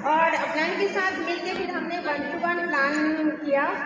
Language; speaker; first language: Hindi; native; Hindi